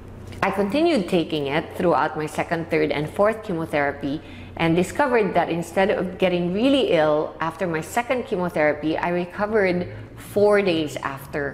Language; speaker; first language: English; non-native, local second language; Filipino